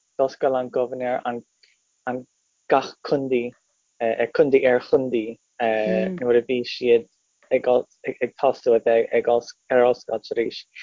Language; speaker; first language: Irish; non-native, learner; English